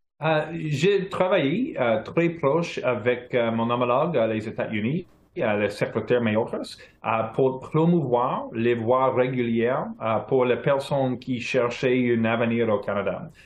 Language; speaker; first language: French; non-native, local second language; English